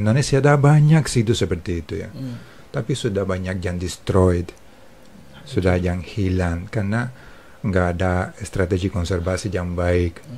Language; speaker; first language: Indonesian; non-native, fluent; Spanish